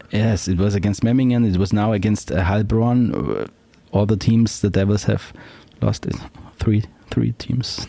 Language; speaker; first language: English; non-native, fluent; German